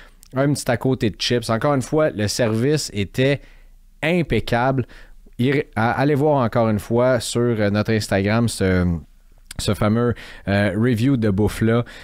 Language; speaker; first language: French; native; French